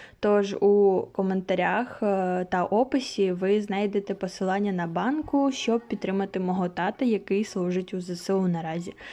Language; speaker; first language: Ukrainian; non-native, local second language; Russian